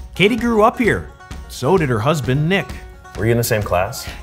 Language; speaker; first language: English; native; English